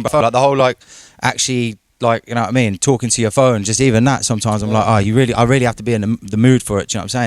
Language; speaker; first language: English; native; English